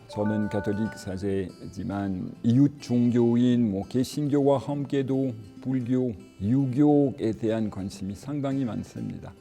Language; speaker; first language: Korean; non-native, fluent; French